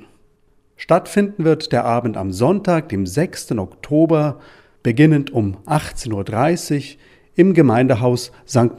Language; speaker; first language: German; native; German